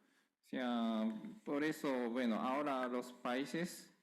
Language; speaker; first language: Spanish; non-native, fluent; Japanese